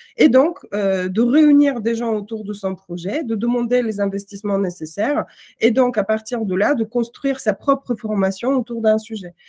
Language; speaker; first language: French; non-native, fluent; Russian